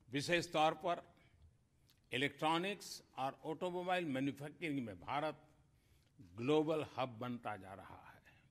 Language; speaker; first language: Hindi; native; Hindi